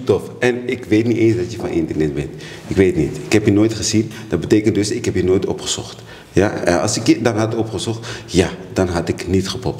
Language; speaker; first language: Dutch; native; Dutch